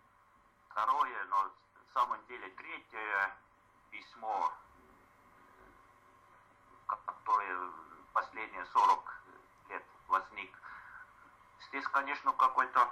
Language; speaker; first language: Russian; non-native, fluent; Estonian